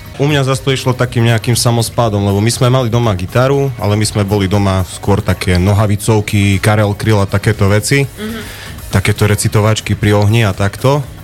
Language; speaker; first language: Slovak; native; Slovak